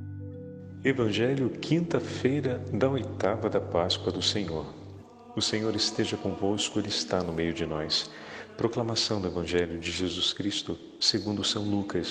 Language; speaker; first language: Portuguese; native; Portuguese